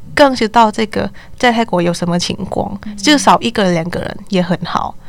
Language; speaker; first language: Chinese; non-native, learner; Thai